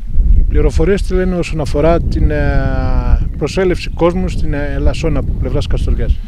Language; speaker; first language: Greek; native; Greek